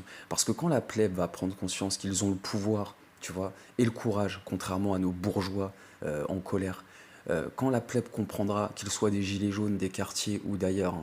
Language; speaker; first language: French; native; French